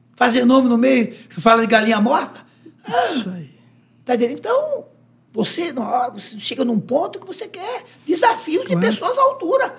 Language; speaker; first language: Portuguese; native; Portuguese